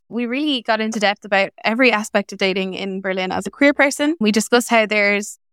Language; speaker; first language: English; native; English